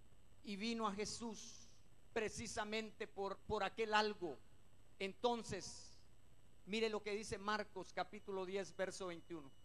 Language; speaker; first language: Spanish; native; Spanish